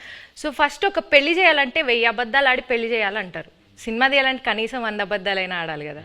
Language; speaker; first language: Telugu; native; Telugu